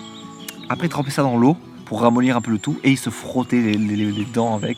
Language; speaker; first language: French; native; French